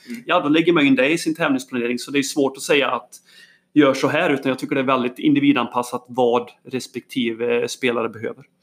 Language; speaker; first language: Swedish; native; Swedish